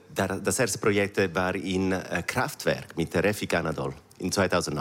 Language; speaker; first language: German; non-native, fluent; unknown